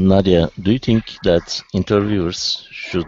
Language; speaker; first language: English; non-native, learner; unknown